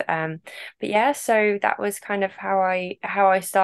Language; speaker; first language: English; native; English